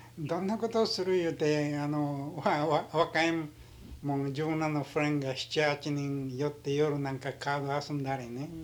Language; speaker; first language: Japanese; early bilingual, heritage; Japanese